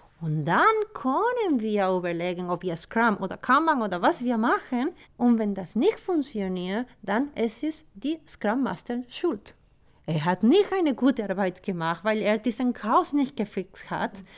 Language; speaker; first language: German; non-native, fluent; Spanish